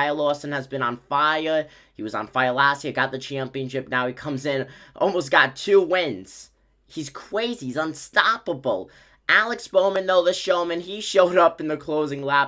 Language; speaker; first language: English; native; English